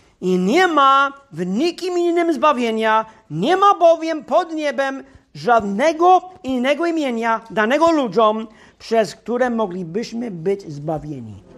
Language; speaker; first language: Polish; non-native, fluent; English